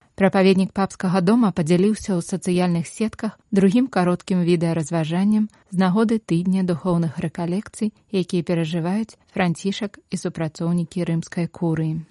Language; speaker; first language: Belarusian; native; Belarusian